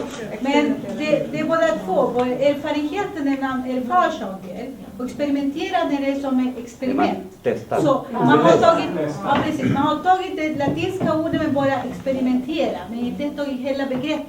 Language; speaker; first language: Swedish; early bilingual, other home language; Spanish